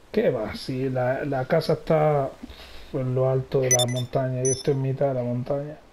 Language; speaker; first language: Spanish; native; Spanish